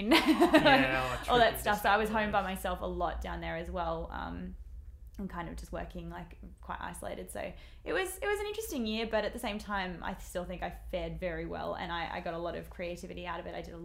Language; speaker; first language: English; native; English